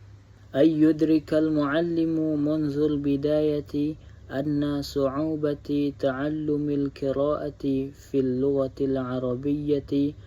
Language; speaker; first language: Arabic; non-native, learner; Indonesian